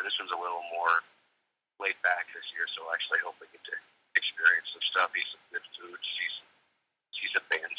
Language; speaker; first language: English; native; English